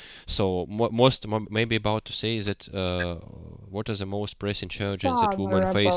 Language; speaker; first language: English; non-native, learner; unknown